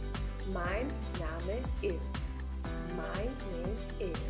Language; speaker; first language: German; non-native, fluent; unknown